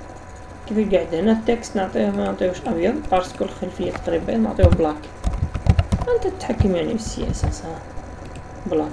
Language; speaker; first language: Arabic; native; Arabic